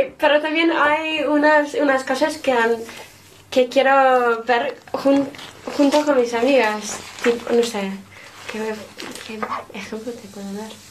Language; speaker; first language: Spanish; non-native, fluent; English